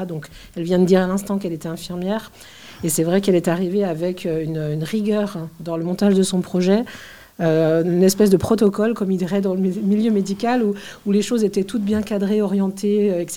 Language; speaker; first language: French; native; French